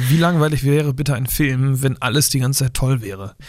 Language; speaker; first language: German; native; German